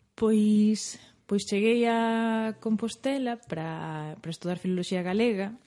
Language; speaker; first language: Galician; native; Galician